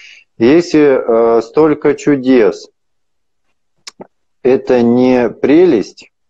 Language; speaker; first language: Russian; native; Russian